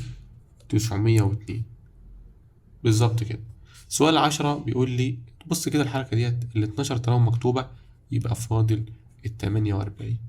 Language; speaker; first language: Arabic; native; Arabic